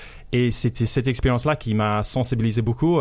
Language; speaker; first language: French; non-native, fluent; English